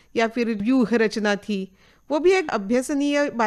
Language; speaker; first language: Hindi; non-native, local second language; Marathi